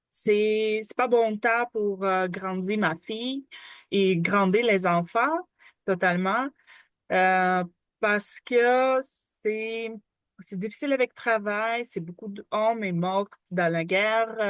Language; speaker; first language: French; non-native, learner; Ukrainian